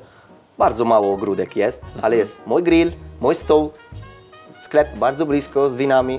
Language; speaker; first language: Polish; non-native, learner; Italian